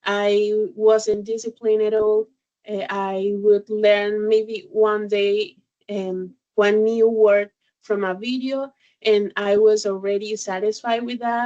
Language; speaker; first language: English; non-native, learner; Spanish